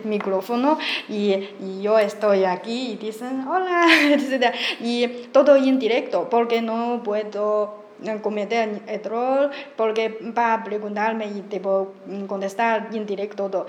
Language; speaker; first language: Spanish; non-native, learner; Chinese